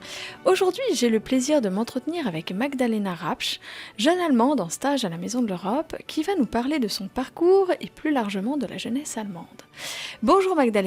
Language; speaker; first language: French; native; French